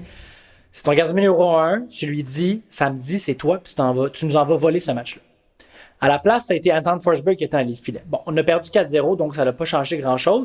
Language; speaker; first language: French; native; French